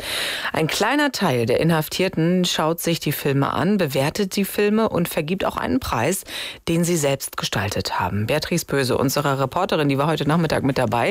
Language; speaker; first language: German; native; German